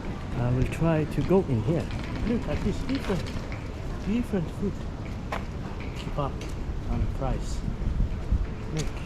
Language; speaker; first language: English; non-native, fluent; Somali